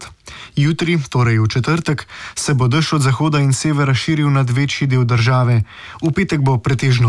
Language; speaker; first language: Slovenian; native; Slovenian